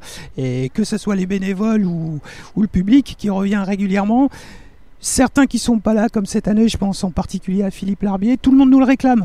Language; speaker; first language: French; native; French